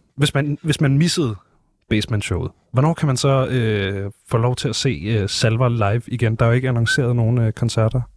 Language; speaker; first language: Danish; native; Danish